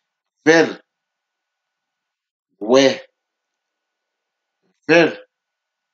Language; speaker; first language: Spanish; non-native, learner; Haitian Creole